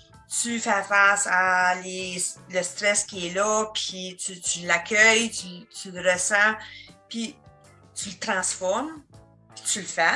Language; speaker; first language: French; native; French